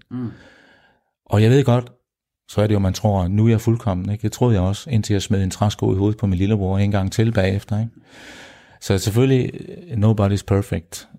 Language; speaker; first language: Danish; early bilingual, heritage; Danish